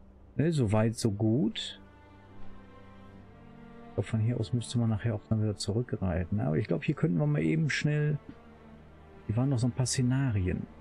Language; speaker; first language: German; native; German